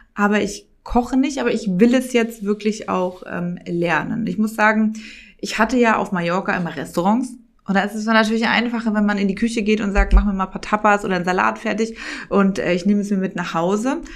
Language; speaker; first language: German; native; German